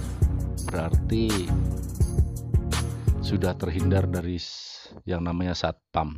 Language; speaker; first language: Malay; non-native, local second language; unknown